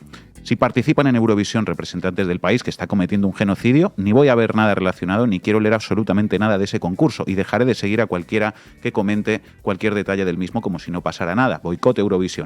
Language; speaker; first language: Spanish; native; Spanish